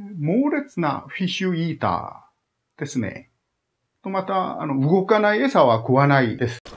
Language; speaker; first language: Japanese; non-native, fluent; Korean